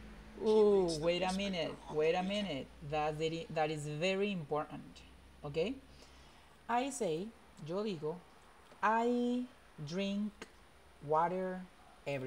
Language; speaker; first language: English; non-native, fluent; Spanish